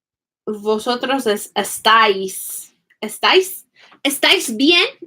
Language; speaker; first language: Spanish; non-native, fluent; English